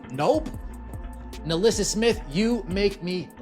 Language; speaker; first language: English; native; English